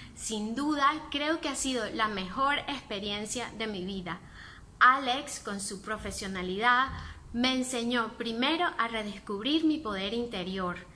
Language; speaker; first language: Spanish; native; Spanish